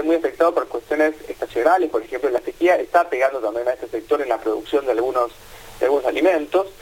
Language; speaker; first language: Spanish; native; Spanish